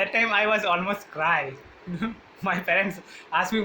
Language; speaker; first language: English; non-native, learner; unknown